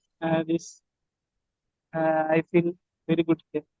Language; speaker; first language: English; non-native, learner; Malayalam